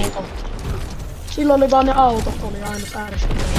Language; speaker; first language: Finnish; native; Finnish